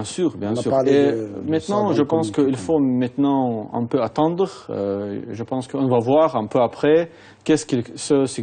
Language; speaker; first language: French; non-native, fluent; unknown